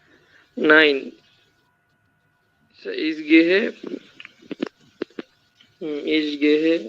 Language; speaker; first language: German; non-native, learner; Bangla